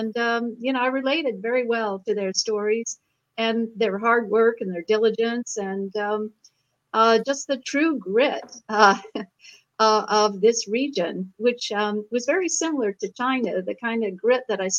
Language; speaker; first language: English; native; English